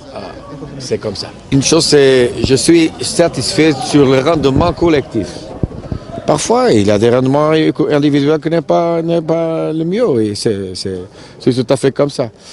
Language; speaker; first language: French; non-native, fluent; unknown